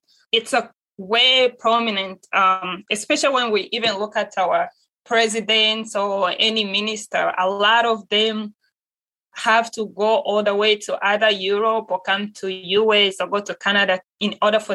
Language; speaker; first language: English; non-native, local second language; Kinyarwanda